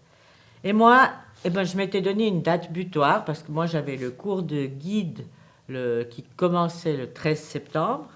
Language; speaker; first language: French; native; French